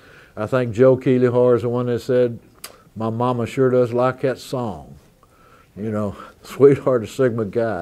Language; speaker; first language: English; native; English